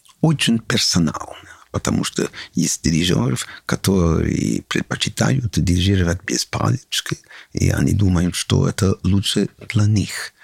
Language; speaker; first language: Russian; non-native, learner; English